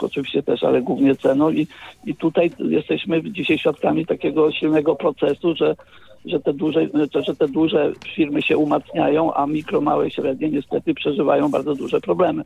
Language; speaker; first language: Polish; native; Polish